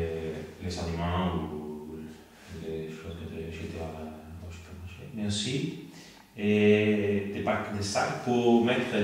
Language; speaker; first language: French; non-native, learner; Spanish